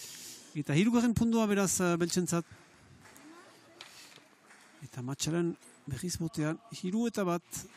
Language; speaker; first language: Basque; native; Basque